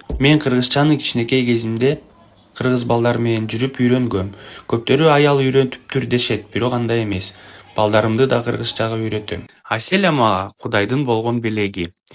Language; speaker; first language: Kyrgyz; non-native, local second language; Russian